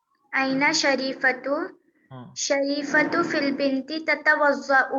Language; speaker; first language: Arabic; non-native, learner; Urdu